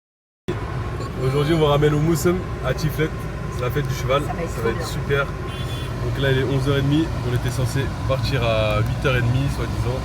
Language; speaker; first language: French; native; French